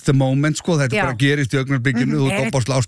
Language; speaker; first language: Icelandic; native; Icelandic